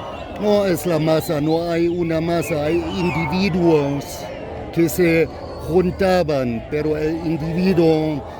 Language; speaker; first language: Spanish; non-native, fluent; German